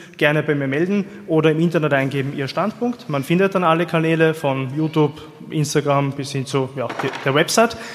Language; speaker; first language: German; native; German